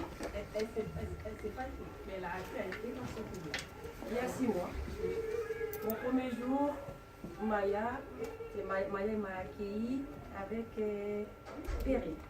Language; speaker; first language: French; non-native, learner; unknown